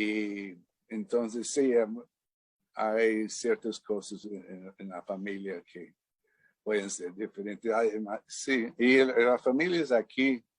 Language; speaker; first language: Spanish; non-native, fluent; English